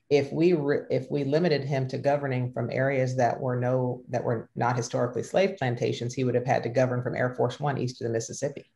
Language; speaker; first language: English; native; English